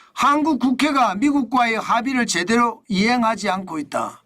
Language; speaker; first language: Korean; native; Korean